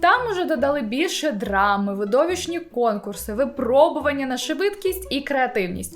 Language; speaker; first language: Ukrainian; native; Ukrainian